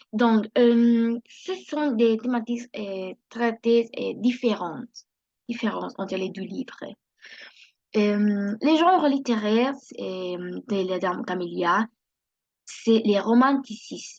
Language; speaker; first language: French; non-native, learner; Spanish